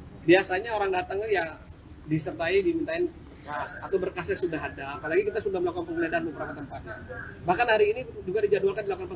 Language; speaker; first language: Indonesian; native; Indonesian